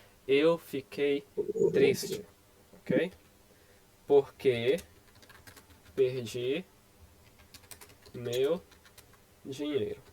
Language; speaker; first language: Portuguese; non-native, fluent; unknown